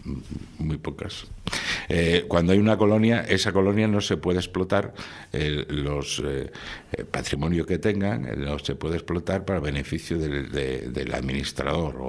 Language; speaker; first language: Spanish; native; Spanish